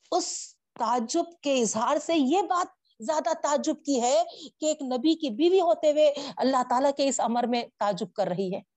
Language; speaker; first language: Urdu; native; Urdu